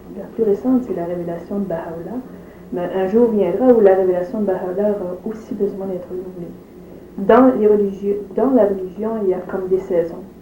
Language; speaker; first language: French; native; French